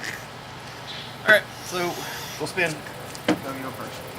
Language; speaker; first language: English; native; English